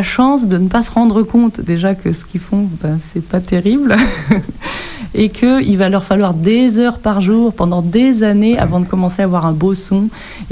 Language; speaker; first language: French; native; French